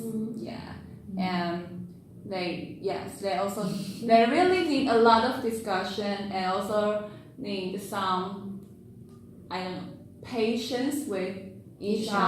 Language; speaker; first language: English; non-native, learner; Chinese